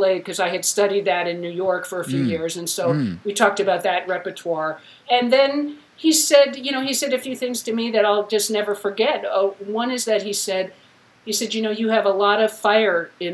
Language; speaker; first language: English; native; English